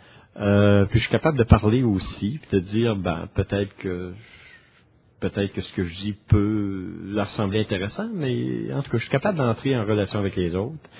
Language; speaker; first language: French; native; French